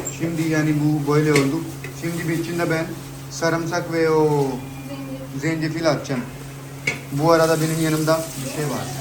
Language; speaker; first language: Turkish; non-native, learner; Urdu